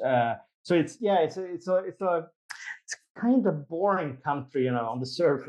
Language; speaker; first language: English; non-native, fluent; Swedish